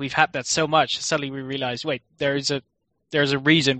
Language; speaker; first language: English; non-native, fluent; Dutch